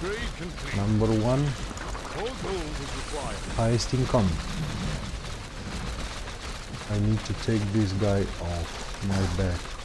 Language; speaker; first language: English; non-native, fluent; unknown